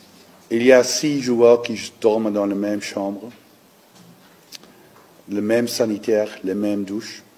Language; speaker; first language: French; non-native, learner; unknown